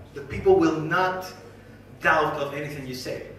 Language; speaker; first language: English; non-native, fluent; Spanish